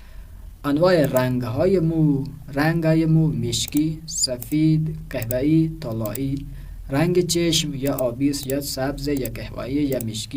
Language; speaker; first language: Persian; non-native, fluent; Urdu